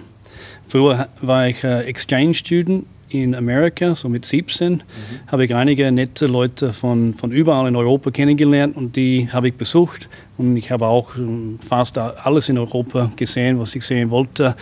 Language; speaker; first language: German; non-native, fluent; English